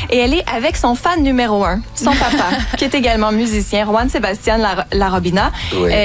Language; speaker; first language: French; native; French